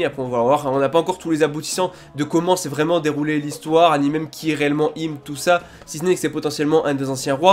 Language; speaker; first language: French; native; French